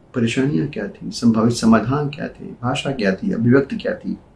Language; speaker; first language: Hindi; native; Hindi